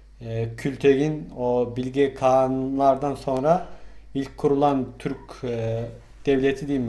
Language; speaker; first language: Turkish; non-native, fluent; Mongolian